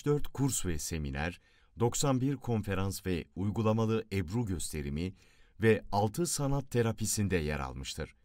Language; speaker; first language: Turkish; native; Turkish